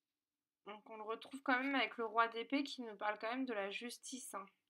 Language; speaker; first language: French; native; French